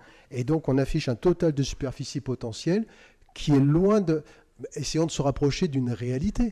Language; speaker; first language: French; native; French